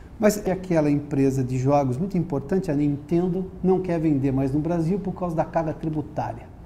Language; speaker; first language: Portuguese; native; Portuguese